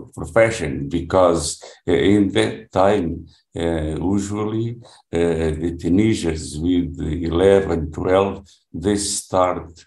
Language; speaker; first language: English; non-native, learner; Portuguese